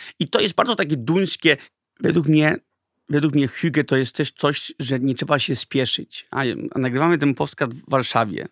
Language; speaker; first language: Polish; early bilingual, heritage; Polish